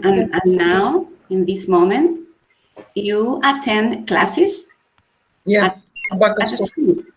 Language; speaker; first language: English; non-native, fluent; Spanish